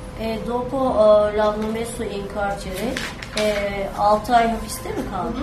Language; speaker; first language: Italian; non-native, learner; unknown